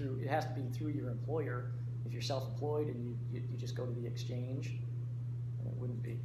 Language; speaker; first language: English; native; English